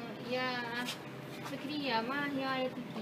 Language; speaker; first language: Arabic; non-native, learner; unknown